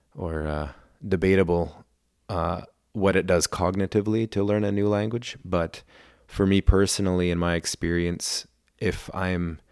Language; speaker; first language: English; non-native, fluent; German